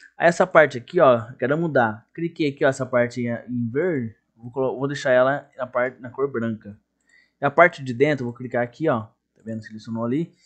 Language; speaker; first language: Portuguese; native; Portuguese